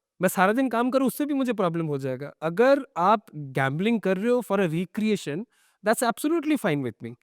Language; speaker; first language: Hindi; non-native, local second language; Bangla